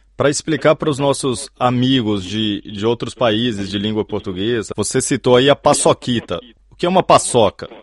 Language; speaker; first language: Portuguese; native; Portuguese